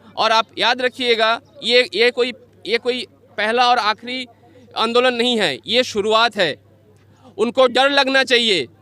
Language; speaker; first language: Hindi; non-native, local second language; Bangla